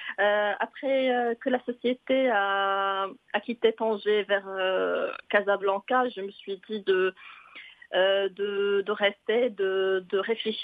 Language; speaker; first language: French; non-native, local second language; Arabic